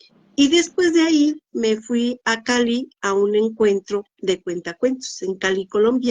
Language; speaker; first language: Spanish; native; Spanish